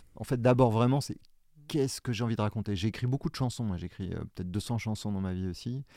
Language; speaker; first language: French; native; French